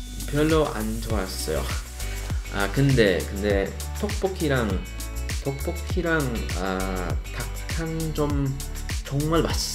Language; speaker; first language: Korean; non-native, learner; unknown